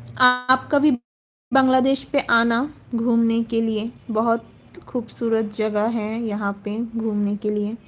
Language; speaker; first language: Hindi; non-native, learner; Bangla